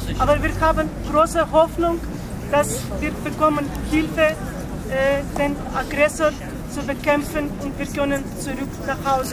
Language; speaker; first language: German; non-native, fluent; Ukrainian